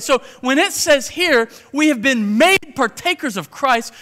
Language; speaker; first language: English; native; English